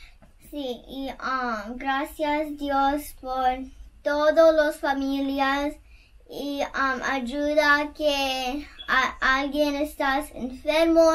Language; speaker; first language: Spanish; non-native, learner; English